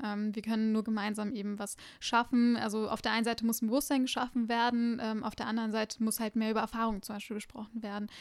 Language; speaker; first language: German; early bilingual, other home language; Urdu